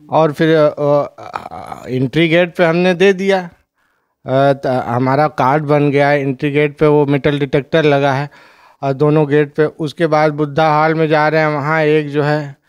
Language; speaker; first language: Hindi; native; Hindi